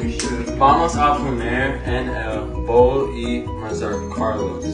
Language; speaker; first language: Spanish; non-native, learner; English